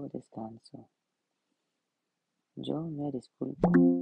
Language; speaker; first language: Spanish; non-native, learner; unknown